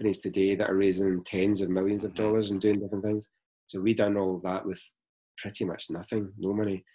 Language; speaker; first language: English; native; English